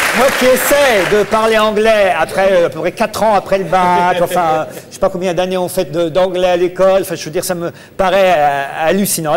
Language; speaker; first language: French; native; French